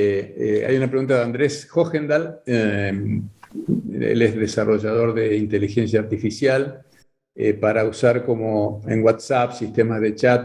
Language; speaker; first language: Spanish; native; Spanish